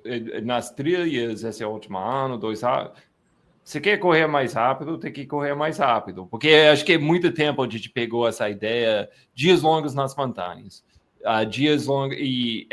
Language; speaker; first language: Portuguese; non-native, fluent; English